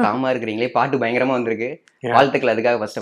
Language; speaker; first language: Tamil; native; Tamil